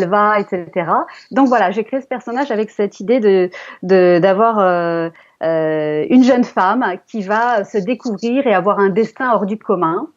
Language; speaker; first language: French; native; French